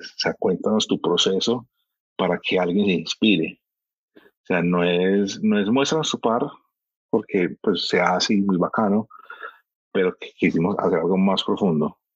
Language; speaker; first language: Spanish; early bilingual, heritage; Spanish